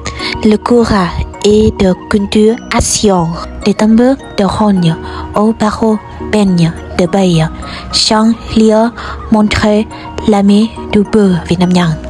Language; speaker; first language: French; non-native, learner; Vietnamese